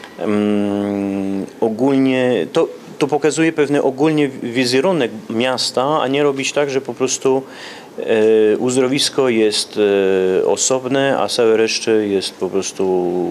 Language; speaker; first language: Polish; early bilingual, heritage; Polish